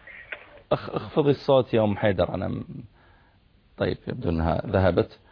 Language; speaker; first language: Arabic; native; Arabic